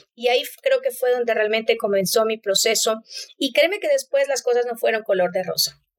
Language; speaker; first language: Spanish; native; Spanish